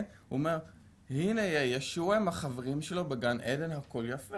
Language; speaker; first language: Hebrew; non-native, fluent; Dutch